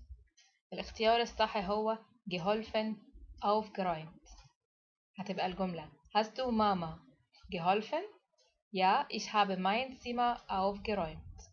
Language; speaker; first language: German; non-native, fluent; Arabic